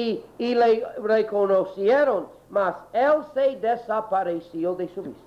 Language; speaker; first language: Spanish; non-native, learner; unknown